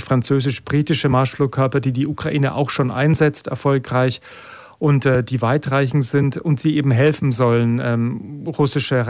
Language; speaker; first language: German; native; German